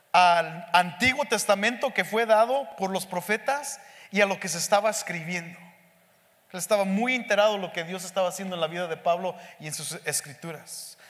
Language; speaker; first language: Spanish; early bilingual, heritage; Spanish